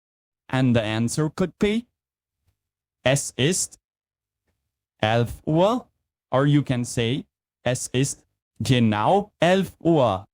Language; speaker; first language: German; non-native, fluent; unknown